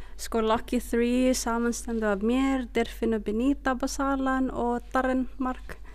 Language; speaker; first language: Icelandic; early bilingual, other home language; Filipino